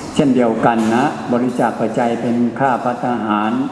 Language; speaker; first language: Thai; native; Thai